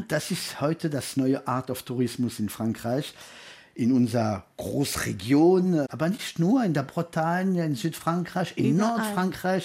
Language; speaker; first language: German; non-native, fluent; French